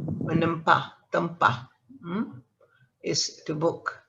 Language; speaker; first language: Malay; non-native, fluent; Tamil